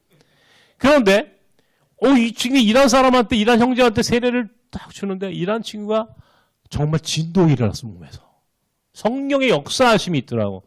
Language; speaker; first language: Korean; native; Korean